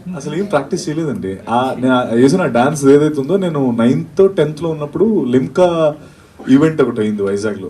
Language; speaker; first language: Telugu; native; Telugu